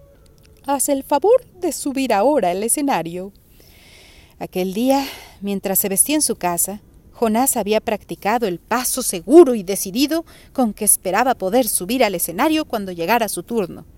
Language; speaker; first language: Spanish; native; Spanish